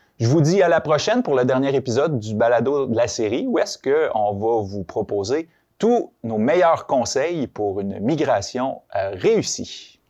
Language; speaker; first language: French; native; French